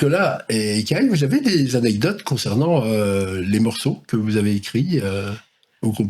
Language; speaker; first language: French; native; French